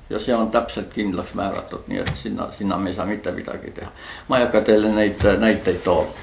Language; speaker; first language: Estonian; native; Estonian